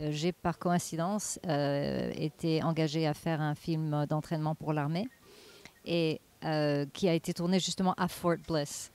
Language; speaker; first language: French; non-native, fluent; English